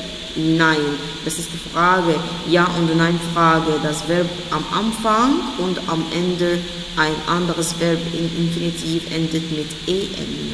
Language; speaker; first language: German; non-native, fluent; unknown